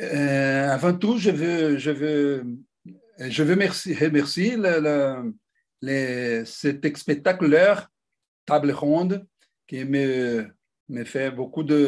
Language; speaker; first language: French; non-native, fluent; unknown